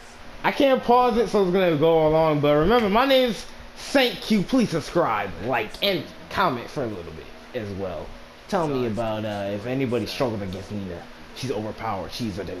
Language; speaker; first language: English; native; English